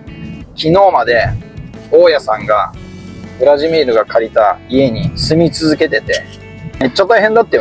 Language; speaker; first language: Japanese; native; Japanese